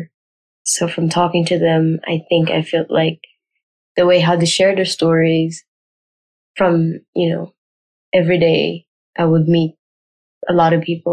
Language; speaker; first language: English; non-native, local second language; Surigaonon